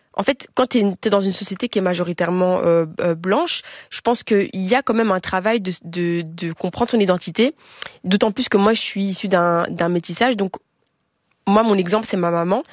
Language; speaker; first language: French; native; French